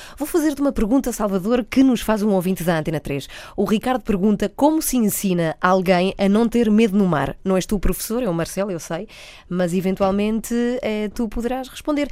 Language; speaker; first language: Portuguese; native; Portuguese